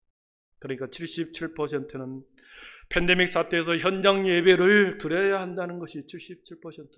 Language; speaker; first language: Korean; native; Korean